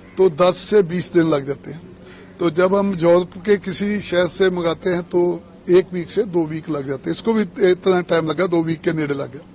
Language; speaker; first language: Hindi; non-native, local second language; Punjabi